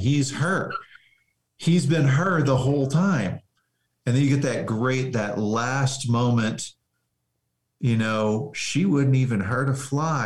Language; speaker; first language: English; native; English